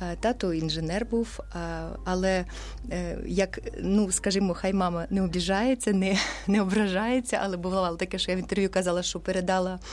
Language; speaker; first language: Ukrainian; native; Ukrainian